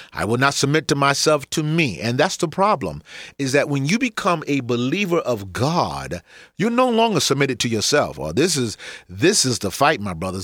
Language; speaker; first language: English; native; English